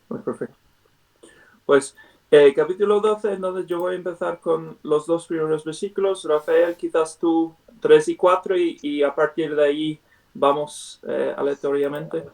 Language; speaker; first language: Spanish; non-native, fluent; English